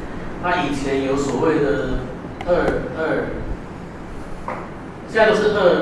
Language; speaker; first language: Chinese; native; Chinese